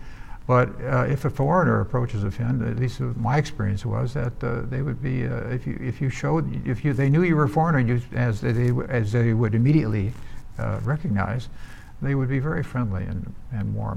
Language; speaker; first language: English; native; English